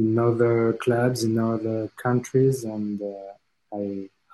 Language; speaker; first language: English; non-native, fluent; French